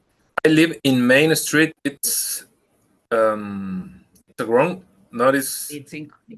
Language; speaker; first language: English; non-native, learner; Spanish